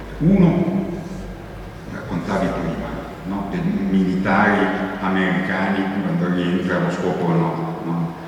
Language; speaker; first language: Italian; native; Italian